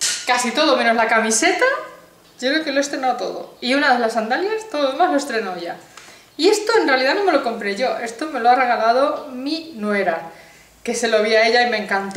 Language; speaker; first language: Spanish; native; Spanish